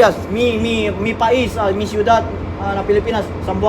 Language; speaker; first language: Spanish; non-native, local second language; Chavacano